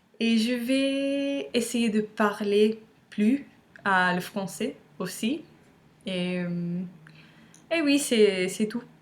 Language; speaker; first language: French; non-native, learner; English